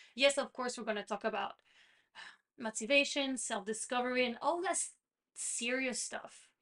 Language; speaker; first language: English; non-native, fluent; French